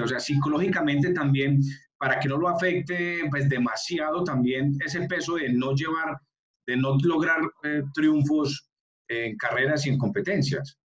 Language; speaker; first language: Spanish; native; Spanish